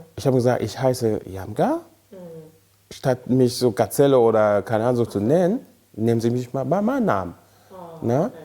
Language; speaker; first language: German; non-native, fluent; French